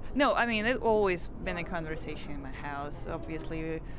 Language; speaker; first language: English; non-native, fluent; Russian